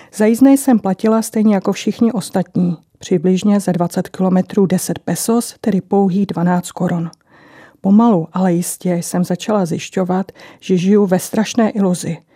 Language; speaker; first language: Czech; native; Czech